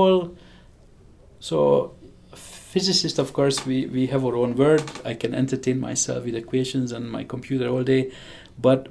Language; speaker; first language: English; non-native, fluent; Hungarian